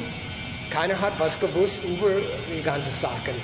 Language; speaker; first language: German; non-native, fluent; English